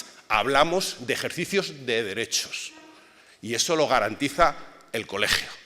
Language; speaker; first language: Spanish; native; Spanish